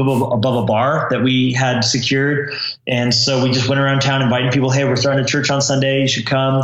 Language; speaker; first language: English; native; English